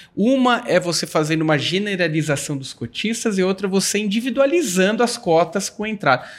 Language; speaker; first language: Portuguese; native; Portuguese